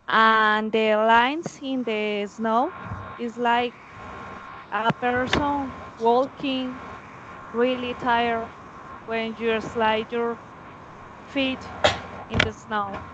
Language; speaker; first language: English; non-native, learner; Spanish